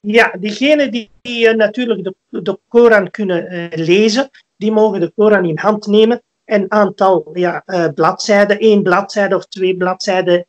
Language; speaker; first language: Dutch; early bilingual, other home language; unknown